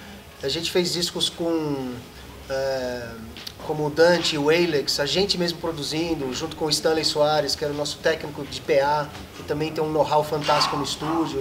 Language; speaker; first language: Portuguese; native; Portuguese